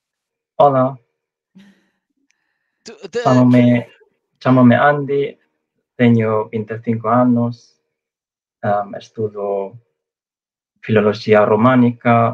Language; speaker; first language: Portuguese; non-native, fluent; Chinese